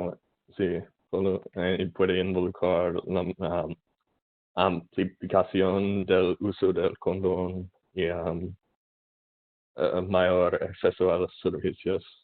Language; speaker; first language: Spanish; non-native, learner; English